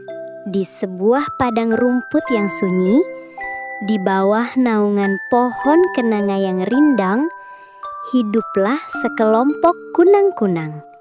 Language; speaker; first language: Indonesian; native; Indonesian